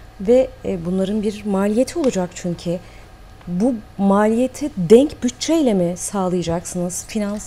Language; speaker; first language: Turkish; native; Turkish